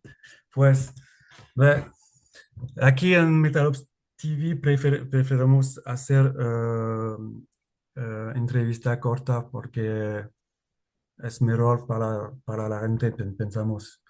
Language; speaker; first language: Spanish; non-native, learner; French